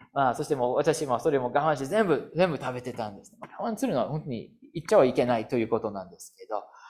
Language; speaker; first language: Japanese; non-native, fluent; English